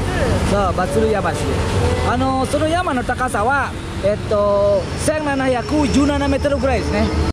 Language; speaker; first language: Japanese; non-native, fluent; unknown